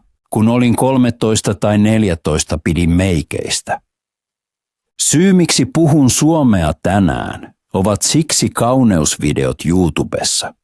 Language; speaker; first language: Finnish; non-native, fluent; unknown